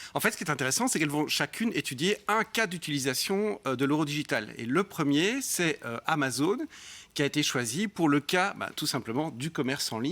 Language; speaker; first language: French; native; French